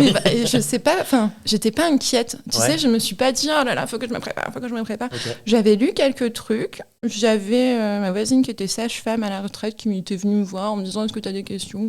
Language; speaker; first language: French; native; French